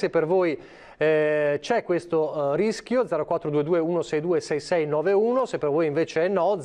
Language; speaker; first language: Italian; native; Italian